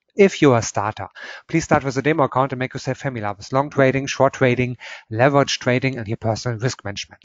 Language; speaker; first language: English; non-native, fluent; German